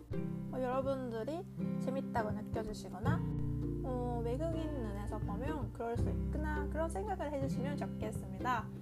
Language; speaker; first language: Korean; non-native, fluent; Japanese